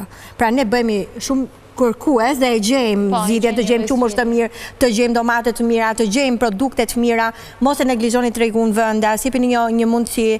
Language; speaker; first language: Albanian; native; Albanian